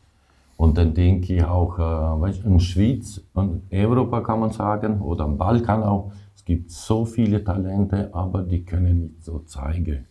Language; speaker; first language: German; non-native, learner; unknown